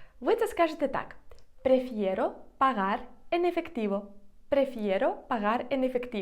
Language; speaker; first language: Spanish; non-native, fluent; Ukrainian